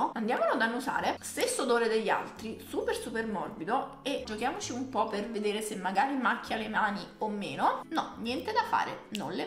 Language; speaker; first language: Italian; native; Italian